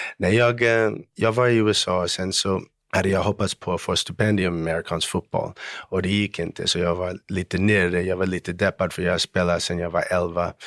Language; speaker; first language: Swedish; early bilingual, heritage; Swedish